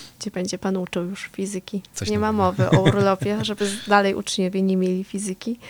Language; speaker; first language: Polish; native; Polish